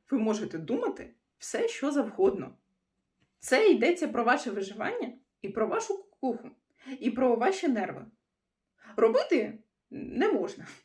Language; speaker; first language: Ukrainian; non-native, local second language; Russian